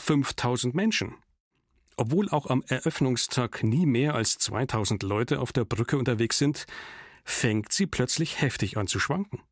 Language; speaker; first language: German; native; German